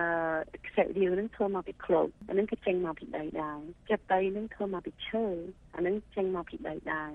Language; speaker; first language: Khmer; early bilingual, heritage; Khmer